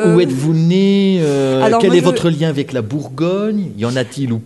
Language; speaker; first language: French; native; French